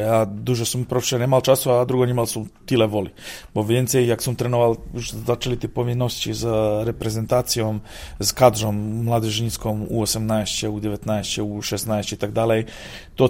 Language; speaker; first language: Polish; non-native, learner; Serbian